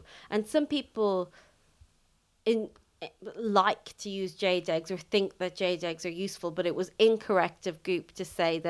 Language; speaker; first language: English; native; English